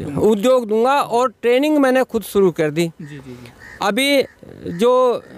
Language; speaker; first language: Hindi; native; Hindi